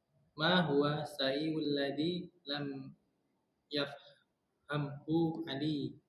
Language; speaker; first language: Arabic; non-native, learner; Indonesian